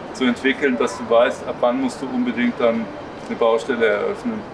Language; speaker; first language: German; native; German